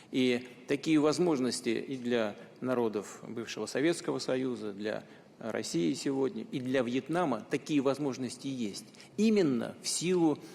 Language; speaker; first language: Russian; native; Russian